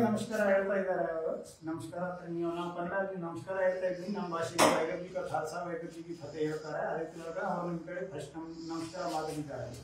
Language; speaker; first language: Kannada; non-native, learner; Punjabi